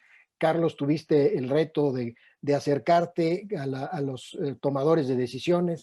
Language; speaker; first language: Spanish; native; Spanish